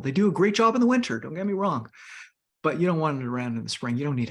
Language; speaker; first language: English; native; English